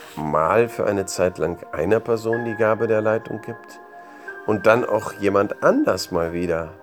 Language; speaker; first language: German; native; German